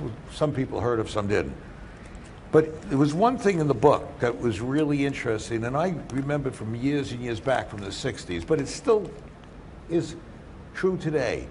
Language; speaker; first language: English; native; English